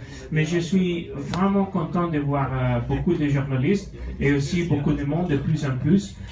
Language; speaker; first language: French; non-native, fluent; Italian